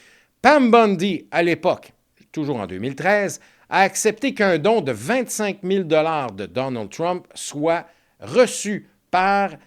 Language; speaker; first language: French; native; French